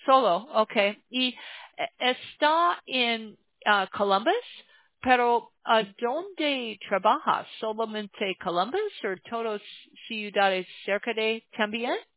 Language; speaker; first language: Spanish; non-native, learner; English